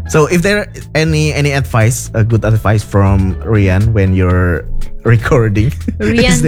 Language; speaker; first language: English; non-native, fluent; Indonesian